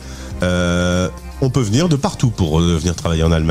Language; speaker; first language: French; native; French